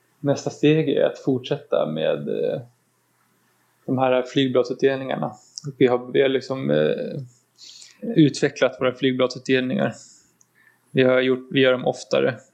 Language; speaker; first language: Swedish; native; Swedish